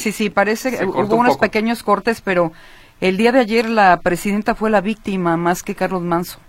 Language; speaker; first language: Spanish; native; Spanish